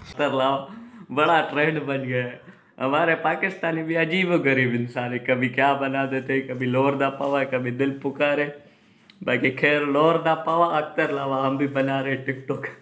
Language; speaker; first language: Urdu; non-native, local second language; Punjabi